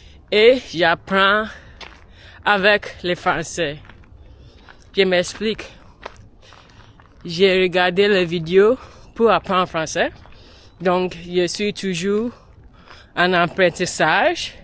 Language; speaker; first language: French; non-native, learner; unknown